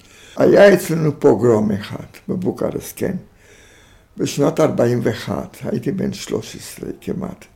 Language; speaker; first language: Hebrew; non-native, fluent; Romanian